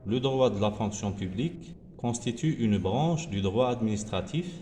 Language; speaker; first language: French; non-native, local second language; Arabic